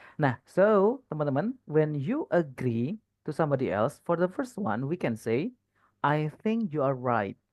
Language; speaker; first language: English; non-native, fluent; Indonesian